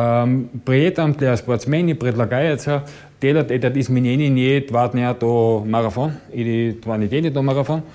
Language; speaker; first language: Russian; non-native, learner; German